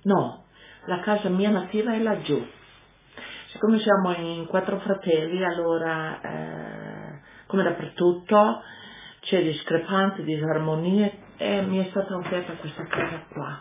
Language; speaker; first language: Italian; non-native, local second language; Friulian